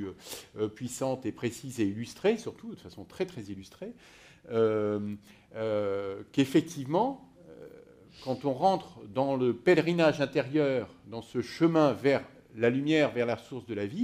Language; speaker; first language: French; native; French